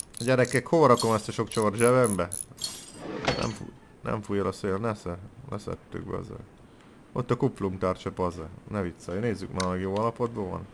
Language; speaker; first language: Hungarian; native; Hungarian